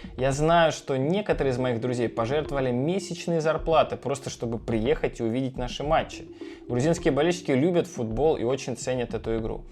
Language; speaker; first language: Russian; native; Russian